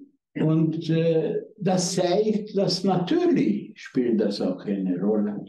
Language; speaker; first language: German; non-native, fluent; Hungarian